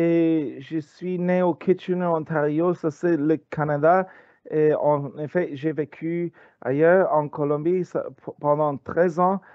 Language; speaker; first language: French; non-native, learner; English